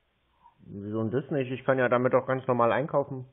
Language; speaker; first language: German; native; German